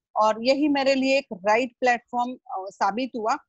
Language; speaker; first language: Hindi; non-native, local second language; Gujarati